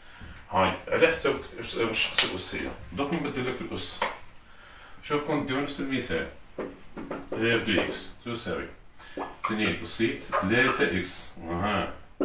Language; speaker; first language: Arabic; native; Arabic